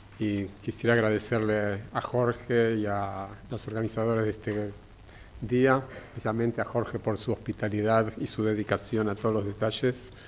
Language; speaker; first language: Spanish; native; Spanish